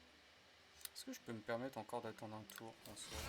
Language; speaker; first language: French; native; French